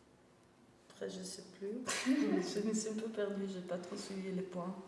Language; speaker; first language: French; non-native, fluent; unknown